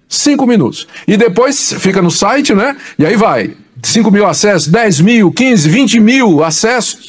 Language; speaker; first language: Portuguese; native; Portuguese